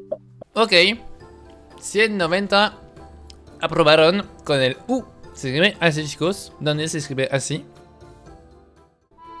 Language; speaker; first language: Spanish; non-native, fluent; French